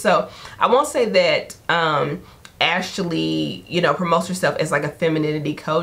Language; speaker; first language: English; native; English